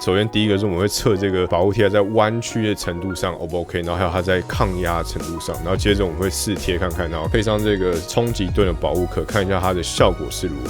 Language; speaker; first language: Chinese; native; Chinese